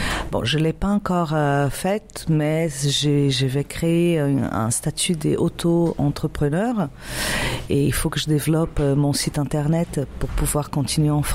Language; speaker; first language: French; non-native, fluent; Portuguese